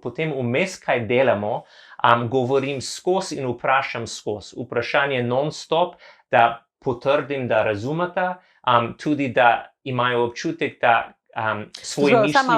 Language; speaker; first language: Slovenian; non-native, learner; English